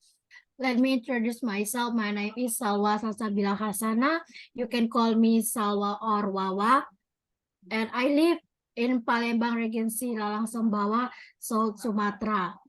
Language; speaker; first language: English; non-native, learner; Indonesian